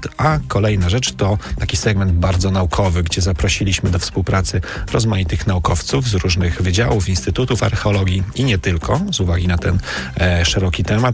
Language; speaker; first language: Polish; native; Polish